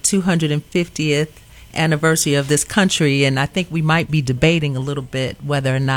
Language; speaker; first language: English; native; English